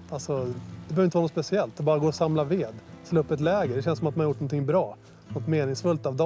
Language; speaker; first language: Swedish; native; Swedish